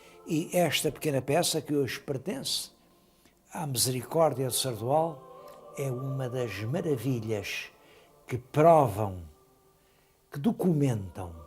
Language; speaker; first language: Portuguese; native; Portuguese